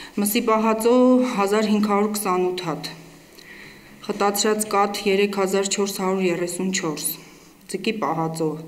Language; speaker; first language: Armenian; native; Armenian